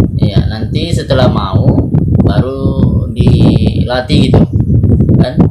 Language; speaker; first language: Indonesian; early bilingual, heritage; Indonesian